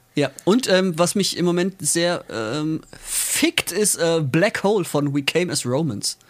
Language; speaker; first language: German; native; German